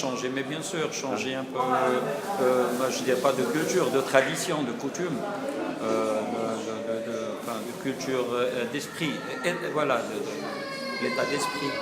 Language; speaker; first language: French; non-native, local second language; Arabic